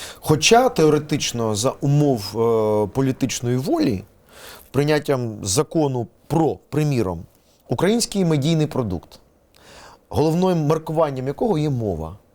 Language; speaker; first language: Ukrainian; non-native, local second language; Russian